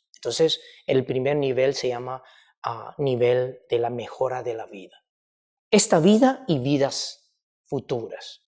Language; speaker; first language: Spanish; non-native, fluent; Chinese